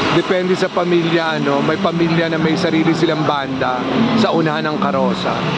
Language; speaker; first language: Filipino; native; Filipino